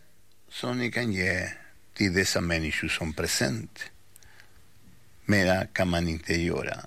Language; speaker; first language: Swedish; non-native, learner; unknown